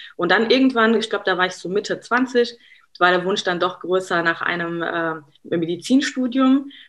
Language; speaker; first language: German; early bilingual, other home language; Arabic